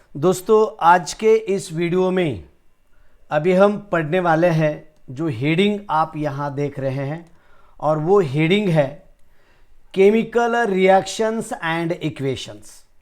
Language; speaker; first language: Hindi; non-native, local second language; Marathi